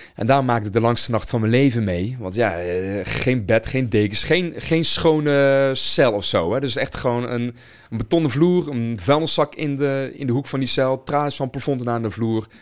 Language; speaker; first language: Dutch; native; Dutch